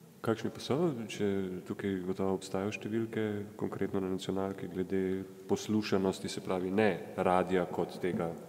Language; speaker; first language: Slovenian; native; Slovenian